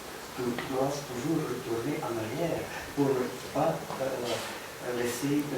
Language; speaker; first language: French; non-native, fluent; Bulgarian